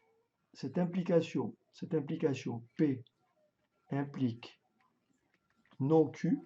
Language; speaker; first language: French; native; French